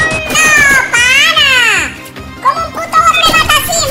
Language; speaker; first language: Spanish; native; Spanish